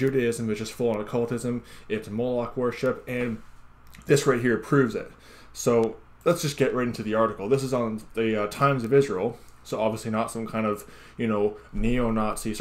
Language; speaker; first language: English; native; English